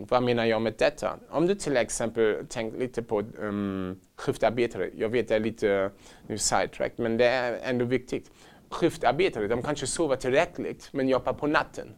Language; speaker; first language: Swedish; non-native, fluent; German